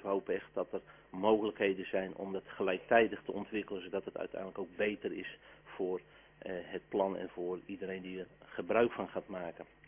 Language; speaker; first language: Dutch; native; Dutch